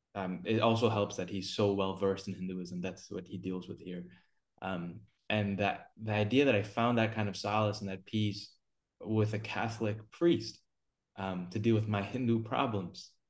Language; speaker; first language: English; native; English